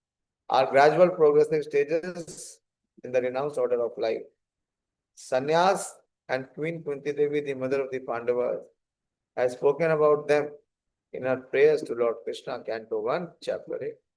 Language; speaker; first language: English; non-native, local second language; Hindi